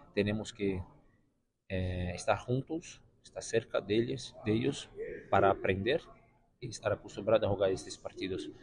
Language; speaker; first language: Spanish; non-native, learner; Portuguese